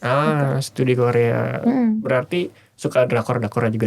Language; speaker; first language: Indonesian; native; Indonesian